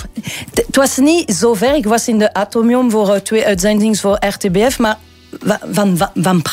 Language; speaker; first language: Dutch; non-native, local second language; French